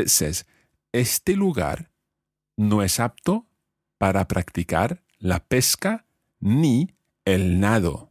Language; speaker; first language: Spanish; non-native, fluent; English